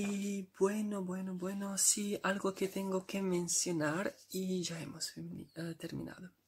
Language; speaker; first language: Spanish; non-native, learner; Bosnian